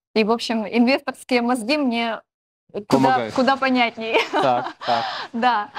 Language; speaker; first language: Russian; native; Russian